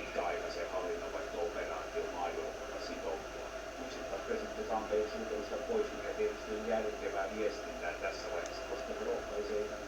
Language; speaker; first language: Finnish; native; Finnish